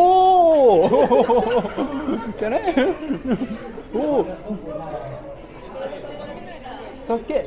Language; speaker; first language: English; non-native, fluent; Japanese